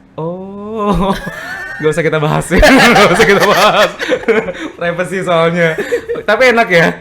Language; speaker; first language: Indonesian; native; Indonesian